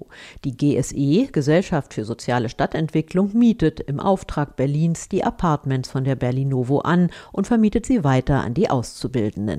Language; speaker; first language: German; native; German